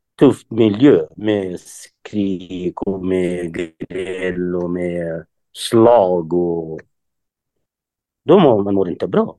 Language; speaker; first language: Swedish; non-native, fluent; Kurdish